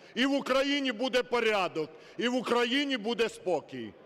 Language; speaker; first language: Ukrainian; native; Ukrainian